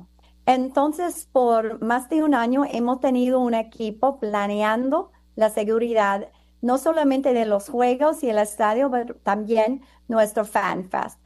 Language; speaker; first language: Spanish; non-native, fluent; English